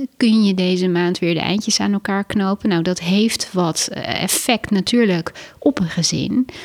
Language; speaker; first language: Dutch; native; Dutch